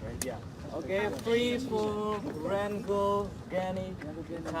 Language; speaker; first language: English; non-native, learner; Hmong